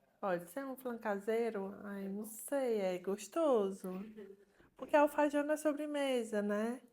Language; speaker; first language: Portuguese; native; Portuguese